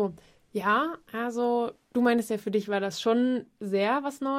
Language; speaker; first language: German; native; German